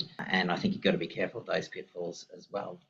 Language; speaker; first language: English; native; English